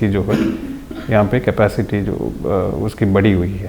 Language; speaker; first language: Hindi; non-native, local second language; Tamil